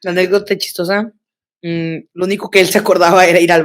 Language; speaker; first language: Spanish; native; Spanish